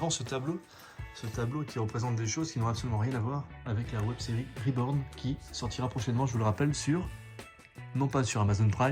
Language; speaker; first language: French; native; French